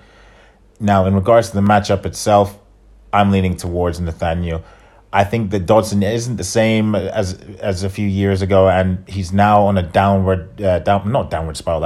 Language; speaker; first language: English; native; English